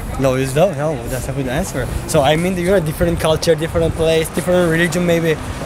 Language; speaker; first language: English; non-native, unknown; Turkish